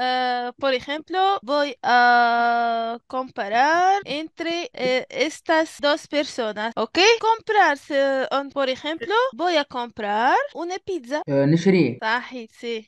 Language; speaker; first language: Spanish; non-native, fluent; Arabic